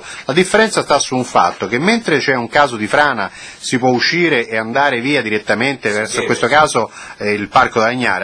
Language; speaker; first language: Italian; native; Italian